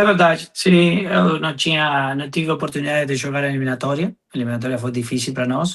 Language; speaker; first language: Portuguese; non-native, fluent; Spanish